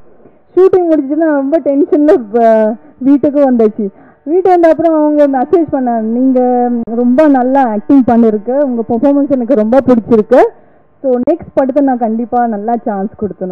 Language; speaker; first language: Tamil; non-native, learner; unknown